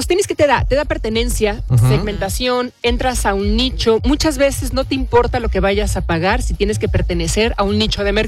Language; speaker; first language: Spanish; native; Spanish